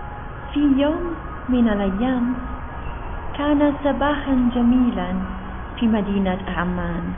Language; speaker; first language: Arabic; non-native, learner; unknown